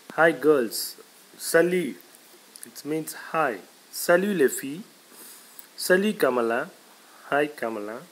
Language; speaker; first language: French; non-native, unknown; Tamil